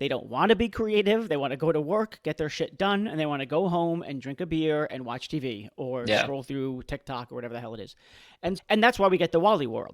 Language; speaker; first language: English; native; English